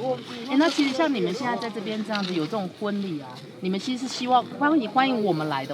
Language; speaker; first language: Chinese; native; Chinese